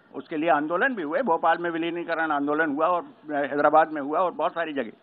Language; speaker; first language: Hindi; native; Hindi